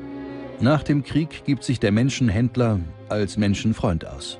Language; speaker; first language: German; native; German